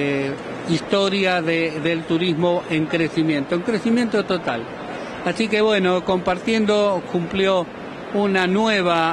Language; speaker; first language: Spanish; native; Spanish